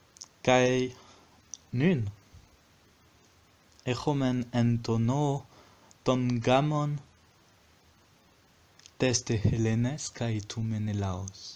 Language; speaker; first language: Greek; non-native, fluent; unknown